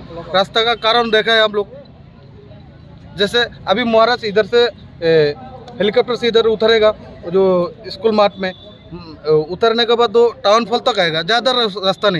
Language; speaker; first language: Hindi; non-native, local second language; Bangla